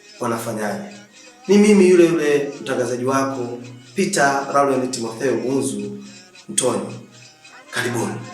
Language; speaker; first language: Swahili; non-native, local second language; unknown